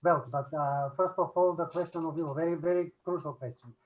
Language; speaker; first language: English; non-native, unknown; Macedonian